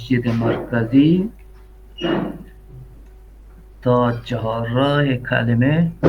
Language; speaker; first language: Persian; non-native, learner; Urdu